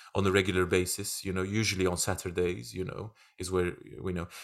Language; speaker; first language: English; non-native, fluent; Turkish